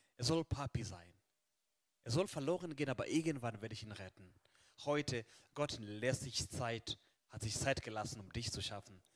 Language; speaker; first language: German; non-native, fluent; Swahili